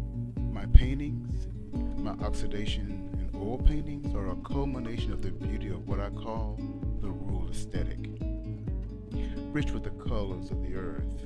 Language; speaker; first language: English; native; English